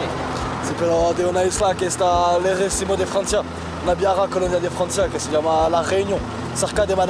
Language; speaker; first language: Spanish; non-native, learner; French